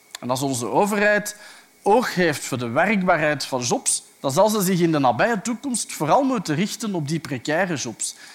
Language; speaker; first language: Dutch; native; Dutch